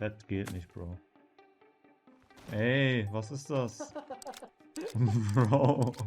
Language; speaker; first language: German; native; German